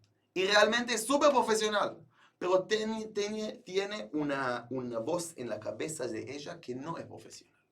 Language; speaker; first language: Spanish; non-native, fluent; Hebrew